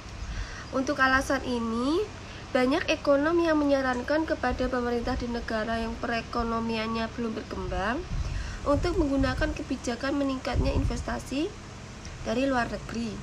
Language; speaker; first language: Indonesian; native; Indonesian